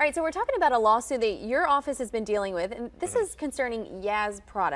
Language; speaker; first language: English; native; English